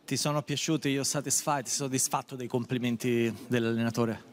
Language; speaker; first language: Italian; native; Italian